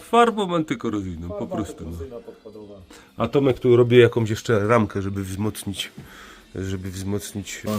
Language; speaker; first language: Polish; native; Polish